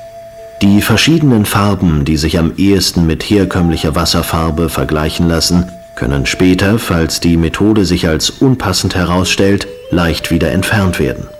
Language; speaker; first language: German; native; German